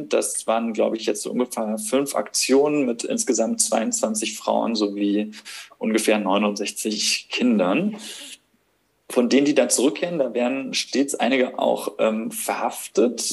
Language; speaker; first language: German; native; German